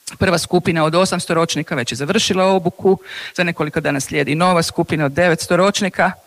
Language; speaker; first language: Croatian; native; Croatian